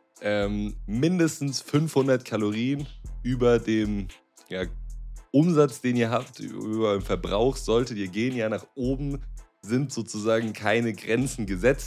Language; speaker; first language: German; native; German